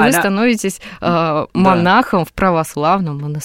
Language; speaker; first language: Russian; native; Russian